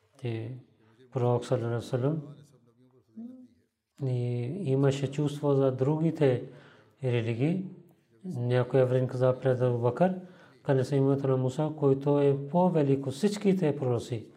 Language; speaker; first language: Bulgarian; non-native, learner; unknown